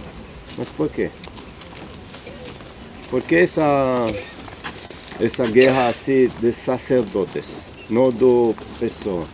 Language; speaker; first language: Portuguese; non-native, learner; Hebrew